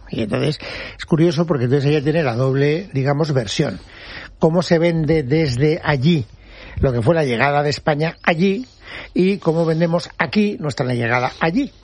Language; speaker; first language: Spanish; native; Spanish